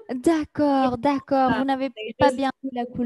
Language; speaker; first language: French; native; French